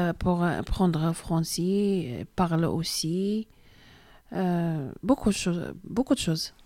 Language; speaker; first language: French; non-native, learner; Arabic